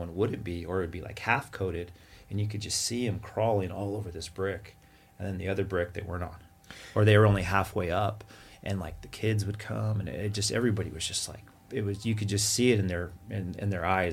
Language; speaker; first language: English; native; English